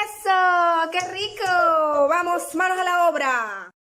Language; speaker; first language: Spanish; native; Spanish